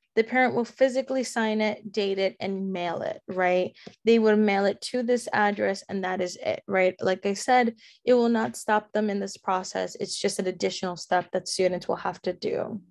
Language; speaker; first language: English; early bilingual, other home language; Spanish